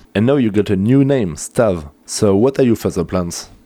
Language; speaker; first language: English; non-native, fluent; French